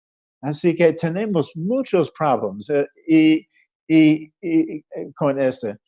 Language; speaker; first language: Spanish; non-native, fluent; English